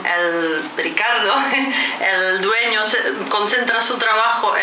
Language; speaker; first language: Spanish; non-native, fluent; Czech